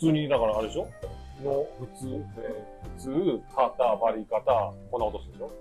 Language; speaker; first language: Japanese; native; Japanese